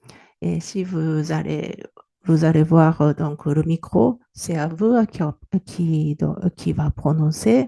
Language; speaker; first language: French; non-native, fluent; Japanese